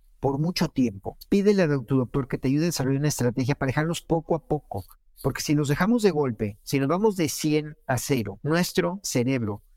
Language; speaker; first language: Spanish; native; Spanish